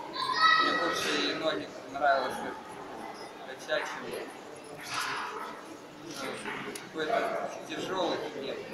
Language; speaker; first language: Russian; native; Russian